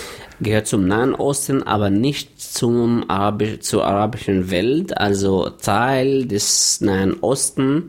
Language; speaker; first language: German; non-native, fluent; Arabic